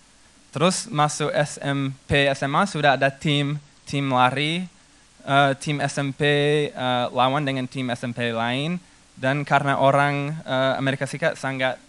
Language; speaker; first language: Indonesian; non-native, fluent; English